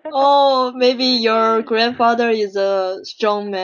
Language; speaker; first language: English; non-native, learner; Chinese